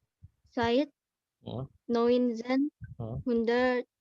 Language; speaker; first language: German; non-native, learner; Indonesian